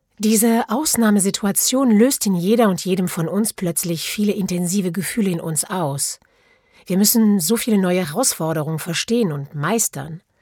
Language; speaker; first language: German; non-native, fluent; French